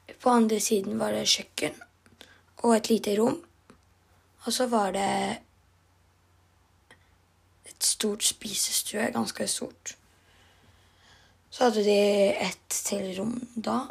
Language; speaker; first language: Norwegian; non-native, learner; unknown